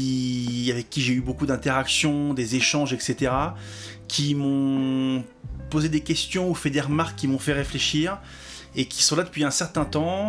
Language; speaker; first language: French; native; French